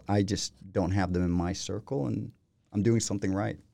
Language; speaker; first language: English; non-native, fluent; Spanish